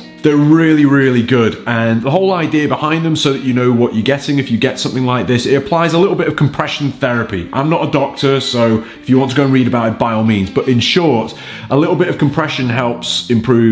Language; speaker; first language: English; native; English